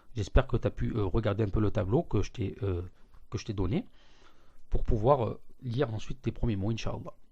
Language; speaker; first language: French; native; French